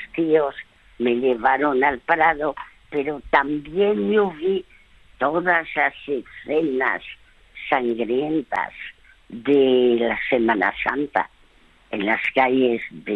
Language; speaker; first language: Spanish; early bilingual, other home language; French